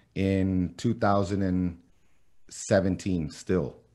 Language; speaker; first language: English; early bilingual, other home language; Spanish